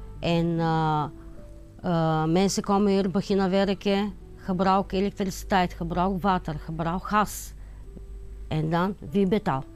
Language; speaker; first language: Dutch; non-native, learner; Bulgarian